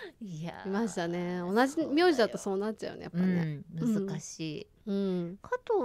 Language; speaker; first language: Japanese; native; Japanese